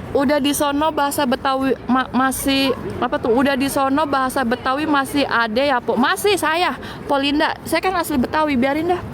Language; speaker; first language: Indonesian; native; Indonesian